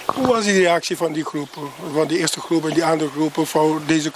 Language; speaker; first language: Dutch; non-native, local second language; Papiamento